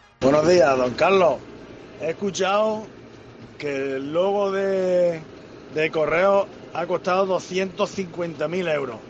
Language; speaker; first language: Spanish; native; Spanish